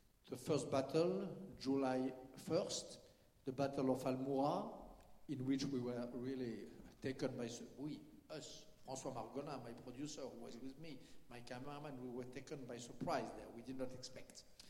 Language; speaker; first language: English; non-native, fluent; French